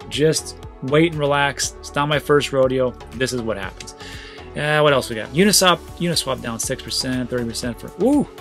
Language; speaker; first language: English; native; English